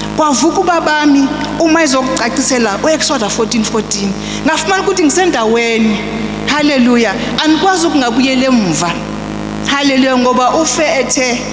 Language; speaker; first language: Zulu; non-native, local second language; Xhosa